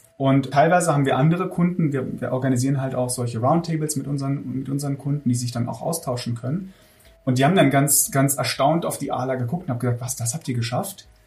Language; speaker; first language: German; early bilingual, other home language; Armenian